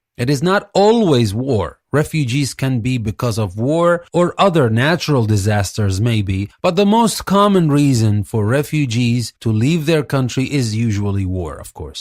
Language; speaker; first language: English; non-native, fluent; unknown